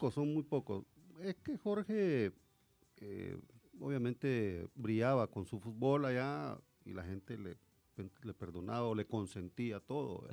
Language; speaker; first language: Spanish; native; Spanish